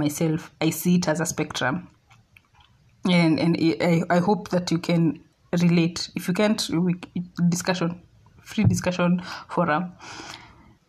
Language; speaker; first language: English; non-native, local second language; Swahili